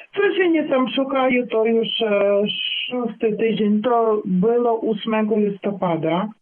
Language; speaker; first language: Polish; non-native, learner; Ukrainian